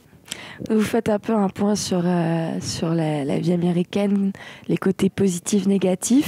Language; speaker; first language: French; native; French